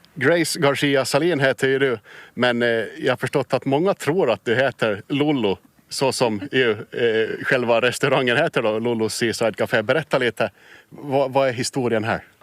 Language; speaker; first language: Swedish; native; Swedish